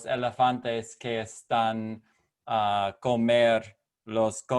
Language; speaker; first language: Spanish; non-native, learner; English